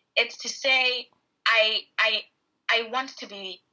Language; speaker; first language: English; non-native, local second language; Shona